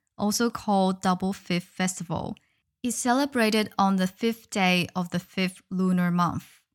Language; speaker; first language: English; non-native, fluent; Chinese